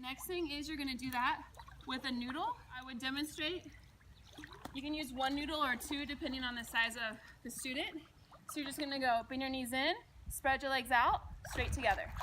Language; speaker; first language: English; native; English